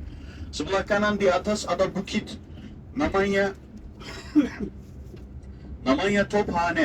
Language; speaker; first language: Indonesian; non-native, fluent; Turkish